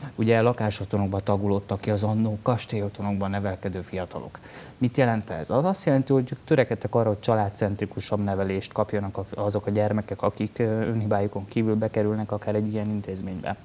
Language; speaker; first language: Hungarian; native; Hungarian